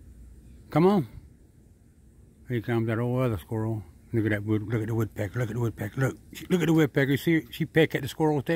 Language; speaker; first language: English; native; English